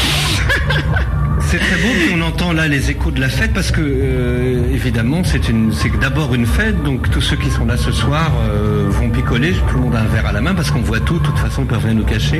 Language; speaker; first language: French; native; French